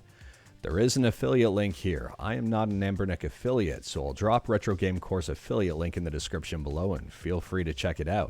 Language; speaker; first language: English; native; English